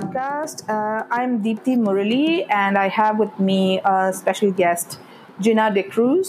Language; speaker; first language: English; non-native, local second language; Malayalam